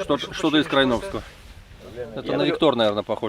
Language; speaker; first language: Russian; native; Russian